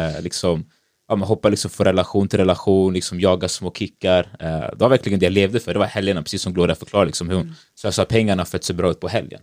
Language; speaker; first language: Swedish; early bilingual, other home language; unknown